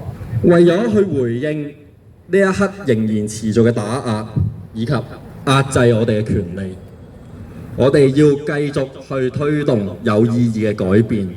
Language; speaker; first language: Cantonese; native; Cantonese